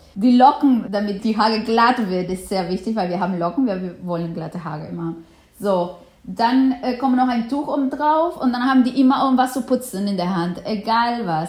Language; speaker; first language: German; non-native, fluent; Spanish